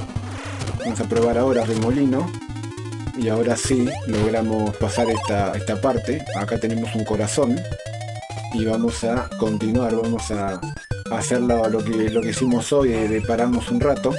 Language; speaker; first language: Spanish; native; Spanish